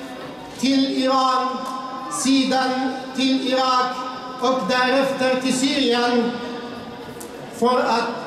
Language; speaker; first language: Swedish; non-native, fluent; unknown